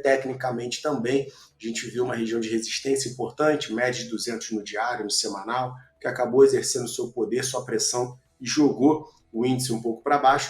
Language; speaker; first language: Portuguese; native; Portuguese